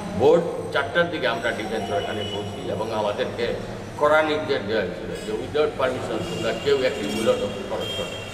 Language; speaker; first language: Bangla; native; Bangla